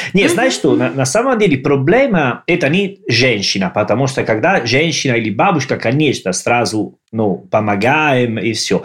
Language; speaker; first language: Russian; non-native, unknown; Italian